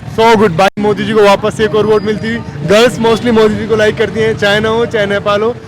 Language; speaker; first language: Hindi; native; Hindi